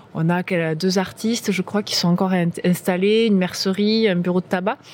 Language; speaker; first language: French; native; French